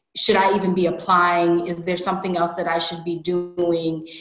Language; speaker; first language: English; native; English